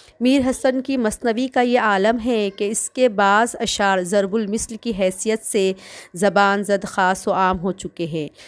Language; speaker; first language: Urdu; native; Urdu